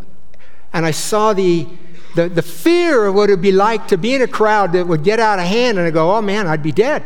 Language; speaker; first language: English; native; English